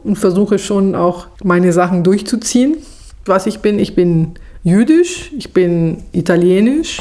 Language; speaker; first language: German; non-native, fluent; Italian